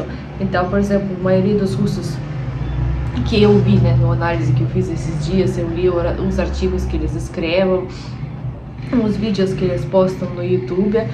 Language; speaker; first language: Portuguese; non-native, fluent; Russian